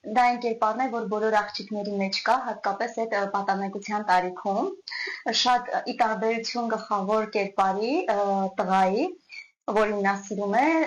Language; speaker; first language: Armenian; native; Armenian